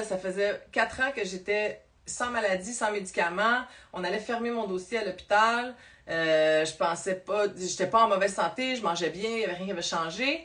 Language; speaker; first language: French; native; French